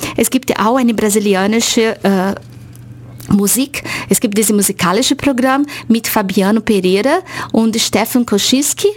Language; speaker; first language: German; non-native, fluent; Portuguese